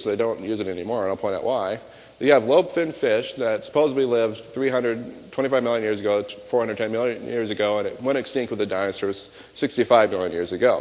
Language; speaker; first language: English; native; English